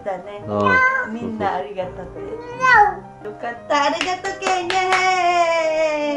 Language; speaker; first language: Japanese; non-native, learner; Filipino